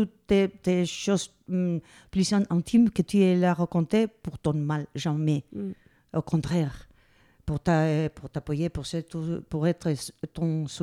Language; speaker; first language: French; non-native, fluent; Spanish